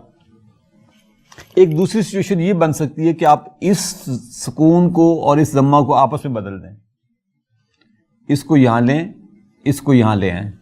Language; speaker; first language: Urdu; native; Urdu